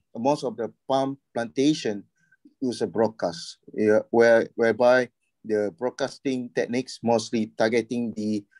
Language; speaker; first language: English; non-native, local second language; Malay